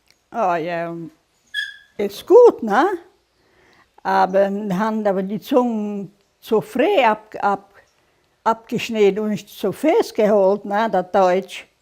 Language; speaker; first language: German; early bilingual, heritage; German